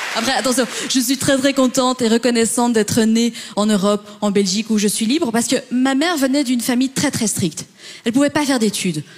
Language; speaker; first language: French; early bilingual, other home language; Persian